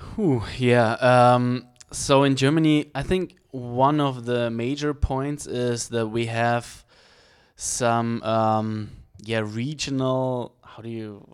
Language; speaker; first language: English; non-native, fluent; German